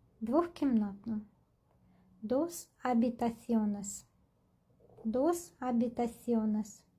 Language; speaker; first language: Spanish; non-native, fluent; Ukrainian